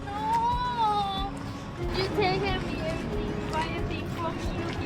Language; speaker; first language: English; non-native, learner; Thai